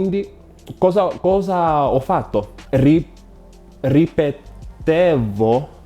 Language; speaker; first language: Italian; non-native, learner; Spanish